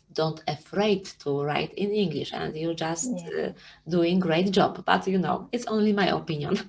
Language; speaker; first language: English; non-native, fluent; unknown